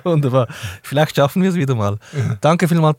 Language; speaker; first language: German; native; German